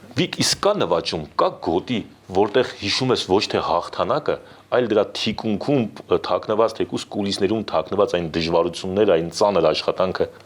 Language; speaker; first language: Armenian; native; Armenian